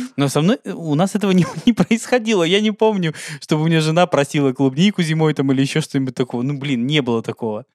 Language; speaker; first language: Russian; native; Russian